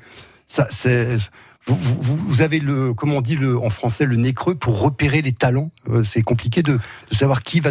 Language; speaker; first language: French; native; French